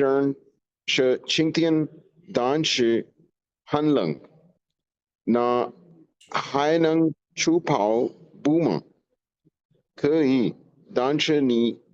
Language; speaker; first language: Chinese; non-native, learner; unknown